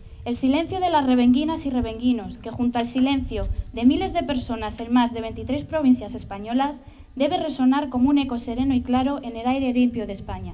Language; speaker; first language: Spanish; native; Spanish